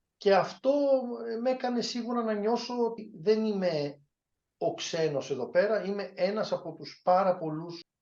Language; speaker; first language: Greek; native; Greek